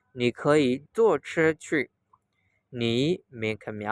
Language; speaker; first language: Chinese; non-native, fluent; Burmese